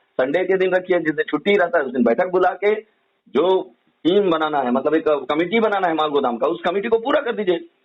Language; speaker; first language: Hindi; native; Hindi